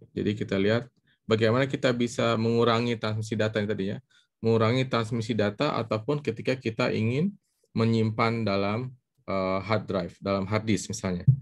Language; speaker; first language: Indonesian; native; Indonesian